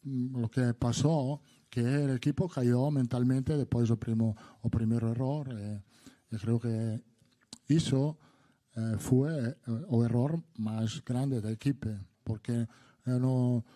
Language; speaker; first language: Portuguese; non-native, learner; Italian